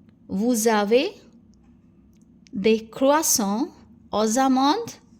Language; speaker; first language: French; non-native, fluent; Hindi